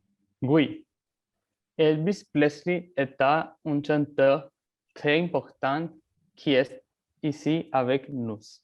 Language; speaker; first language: French; non-native, learner; Spanish